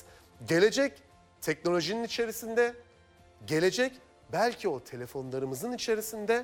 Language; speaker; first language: Turkish; native; Turkish